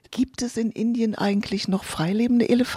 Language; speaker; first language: German; native; German